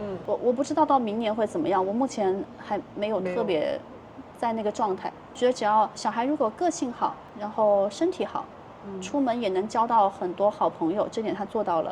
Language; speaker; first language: Chinese; native; Chinese